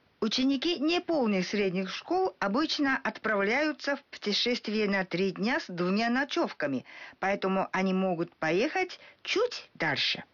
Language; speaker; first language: Russian; non-native, fluent; Japanese